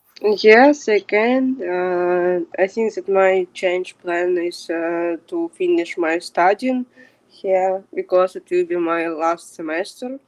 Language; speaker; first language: English; non-native, fluent; Ukrainian